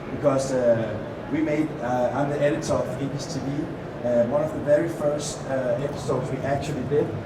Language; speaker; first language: English; non-native, fluent; Danish